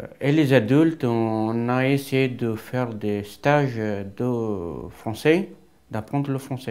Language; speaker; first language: French; non-native, fluent; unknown